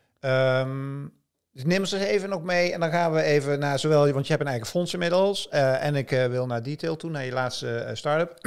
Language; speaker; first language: Dutch; native; Dutch